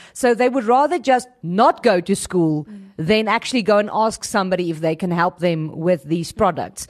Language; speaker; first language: English; non-native, local second language; Afrikaans